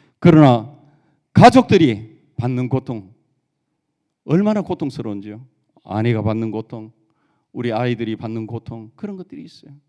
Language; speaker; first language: Korean; native; Korean